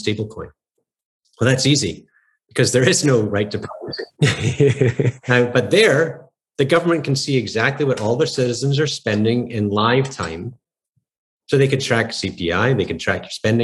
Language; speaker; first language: English; native; English